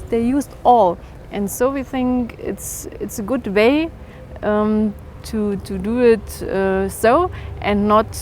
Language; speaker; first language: English; non-native, learner; German